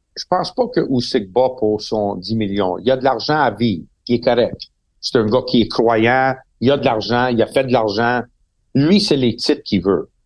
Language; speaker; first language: French; non-native, local second language; English